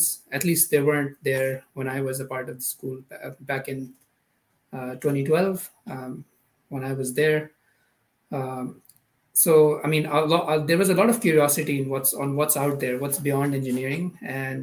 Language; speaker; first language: English; non-native, local second language; Urdu